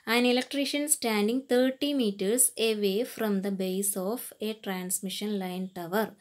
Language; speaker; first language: English; non-native, local second language; Malayalam